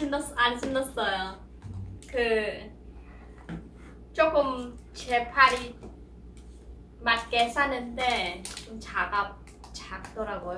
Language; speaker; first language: Korean; non-native, fluent; Khmer